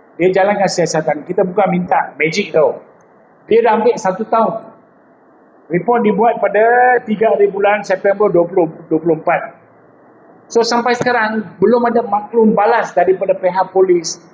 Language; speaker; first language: Malay; non-native, local second language; Tamil